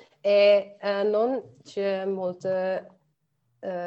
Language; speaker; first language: Italian; non-native, learner; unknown